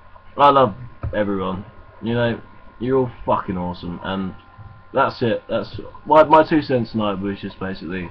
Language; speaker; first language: English; native; English